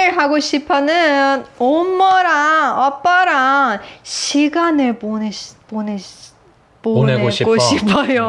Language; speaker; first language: Korean; non-native, learner; Persian